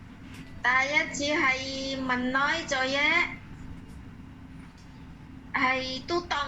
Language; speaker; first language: Cantonese; non-native, learner; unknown